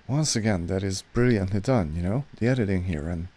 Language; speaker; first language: English; non-native, fluent; Hungarian